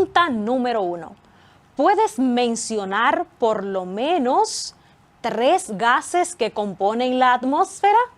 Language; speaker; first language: Spanish; native; Spanish